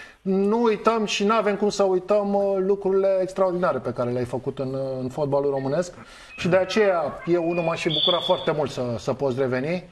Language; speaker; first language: Romanian; native; Romanian